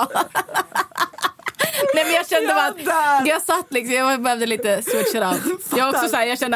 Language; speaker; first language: Swedish; native; Swedish